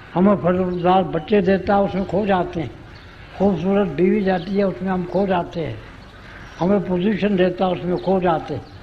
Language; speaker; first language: Urdu; non-native, local second language; Punjabi